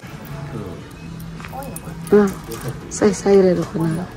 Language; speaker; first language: Japanese; non-native, learner; Filipino